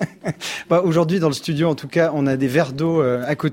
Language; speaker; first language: French; native; French